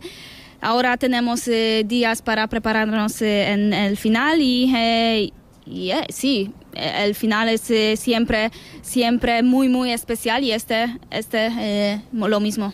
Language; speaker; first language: Spanish; non-native, learner; Polish